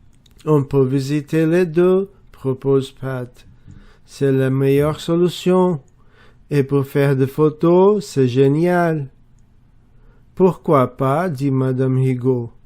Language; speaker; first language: French; non-native, learner; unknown